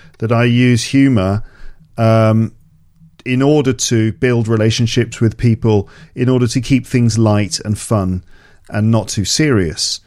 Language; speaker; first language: English; native; English